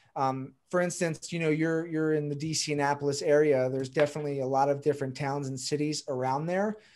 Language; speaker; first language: English; native; English